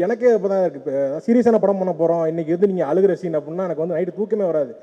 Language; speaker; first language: Tamil; native; Tamil